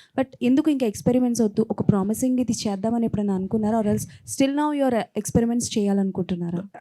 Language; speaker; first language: Telugu; native; Telugu